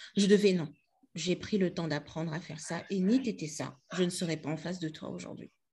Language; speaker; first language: French; non-native, local second language; Lingala